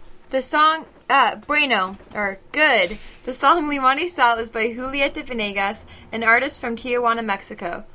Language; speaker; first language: English; native; English